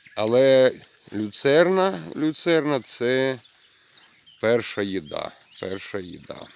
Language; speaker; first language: Ukrainian; native; Ukrainian